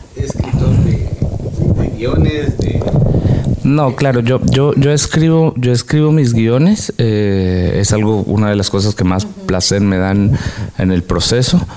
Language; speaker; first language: Spanish; native; Spanish